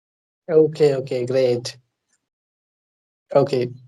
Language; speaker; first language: English; non-native, learner; Bangla